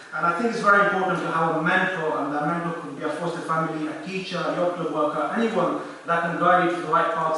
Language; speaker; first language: English; early bilingual, other home language; Persian